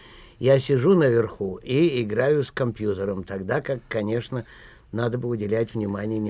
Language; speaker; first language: Russian; native; Russian